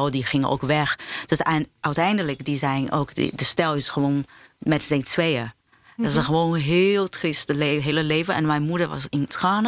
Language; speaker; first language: Dutch; non-native, fluent; Chinese